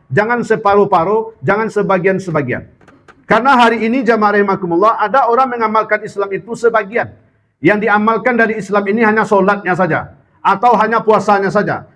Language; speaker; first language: Malay; non-native, local second language; Minangkabau